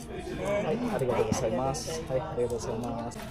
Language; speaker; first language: Japanese; non-native, learner; Sinhala